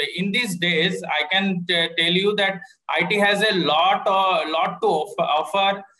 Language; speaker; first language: English; non-native, local second language; Bangla